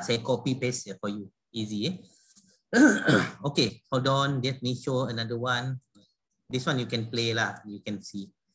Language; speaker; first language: English; non-native, local second language; Malay